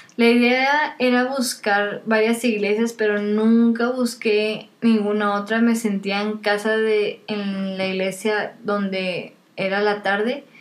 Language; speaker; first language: Spanish; native; Spanish